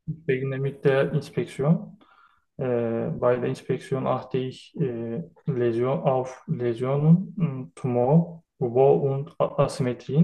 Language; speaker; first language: German; non-native, learner; Turkish